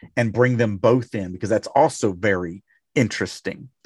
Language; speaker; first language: English; native; English